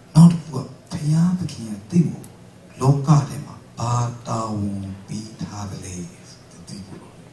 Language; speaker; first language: Burmese; non-native, local second language; Kachin